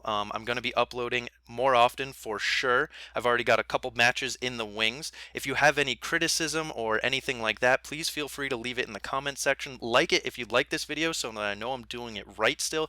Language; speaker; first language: English; native; English